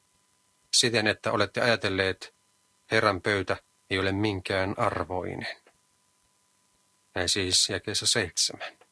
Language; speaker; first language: Finnish; native; Finnish